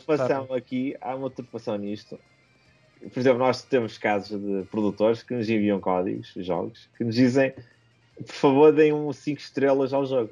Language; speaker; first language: Portuguese; native; Portuguese